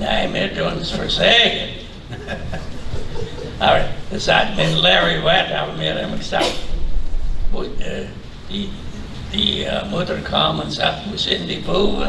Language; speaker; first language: German; early bilingual, heritage; German